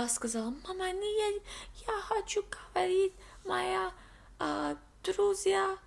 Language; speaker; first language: Russian; non-native, learner; English